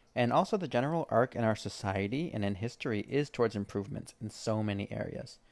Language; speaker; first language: English; native; English